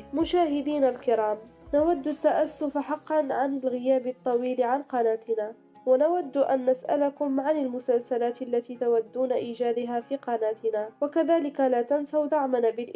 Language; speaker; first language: Arabic; native; Arabic